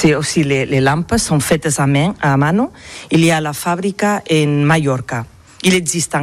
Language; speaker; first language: French; non-native, learner; Catalan